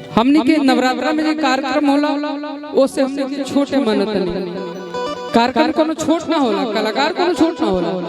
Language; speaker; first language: Bhojpuri; non-native, local second language; Magahi